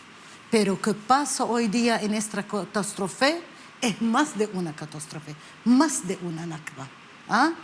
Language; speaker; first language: Spanish; non-native, learner; Arabic